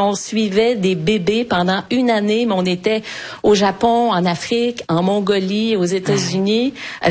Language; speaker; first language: French; native; French